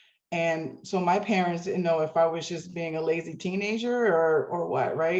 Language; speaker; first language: English; native; English